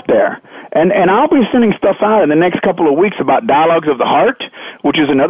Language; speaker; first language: English; native; English